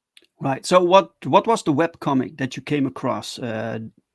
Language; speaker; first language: English; non-native, fluent; Dutch